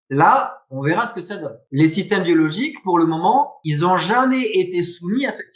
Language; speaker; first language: French; native; French